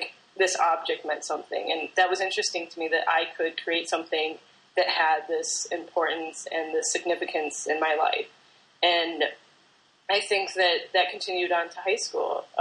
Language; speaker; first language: English; native; English